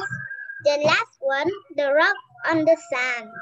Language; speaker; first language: English; non-native, learner; Vietnamese